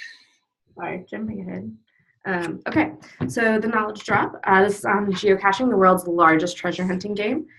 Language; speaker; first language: English; native; English